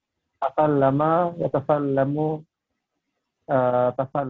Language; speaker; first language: Arabic; non-native, learner; Indonesian